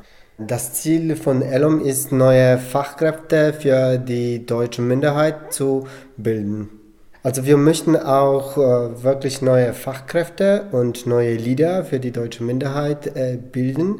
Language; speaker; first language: German; non-native, local second language; Polish